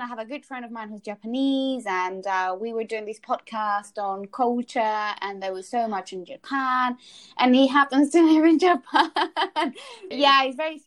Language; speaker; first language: English; non-native, fluent; Spanish